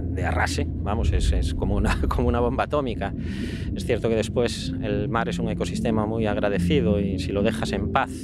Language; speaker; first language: Spanish; native; Spanish